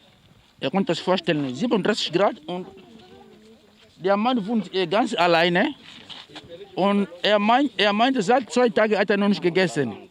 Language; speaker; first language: German; non-native, learner; Portuguese